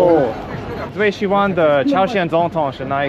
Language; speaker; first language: Chinese; non-native, learner; English